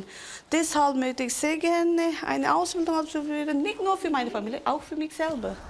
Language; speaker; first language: German; non-native, local second language; Tibetan